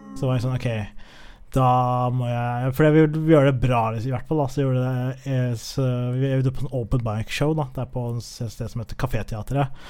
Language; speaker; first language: Norwegian; early bilingual, other home language; Somali